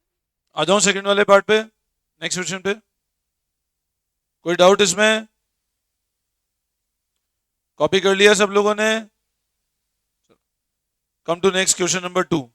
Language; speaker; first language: Hindi; native; Hindi